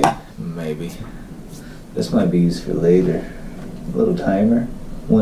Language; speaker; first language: English; native; English